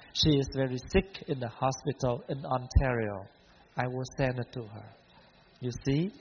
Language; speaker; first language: English; non-native, fluent; Vietnamese